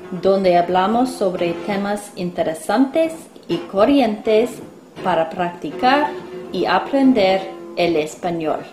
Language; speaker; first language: Spanish; non-native, learner; English